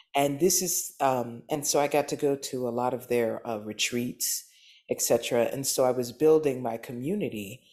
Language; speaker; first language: English; native; English